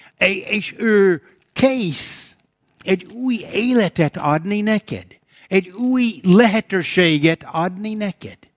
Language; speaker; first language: Hungarian; non-native, fluent; English